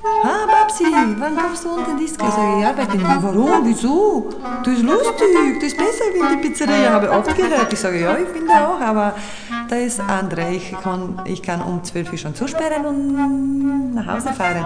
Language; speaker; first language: German; non-native, learner; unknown